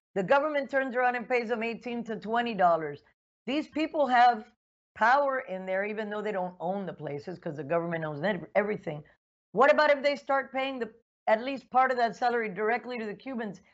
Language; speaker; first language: English; early bilingual, other home language; Spanish